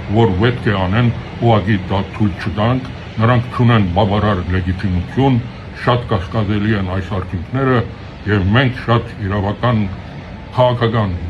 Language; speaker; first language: Armenian; early bilingual, heritage; Armenian